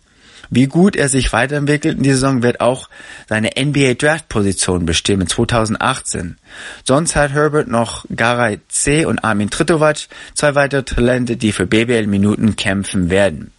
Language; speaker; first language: German; native; German